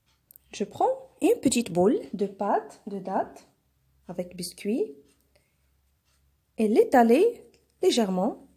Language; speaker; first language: French; non-native, local second language; Arabic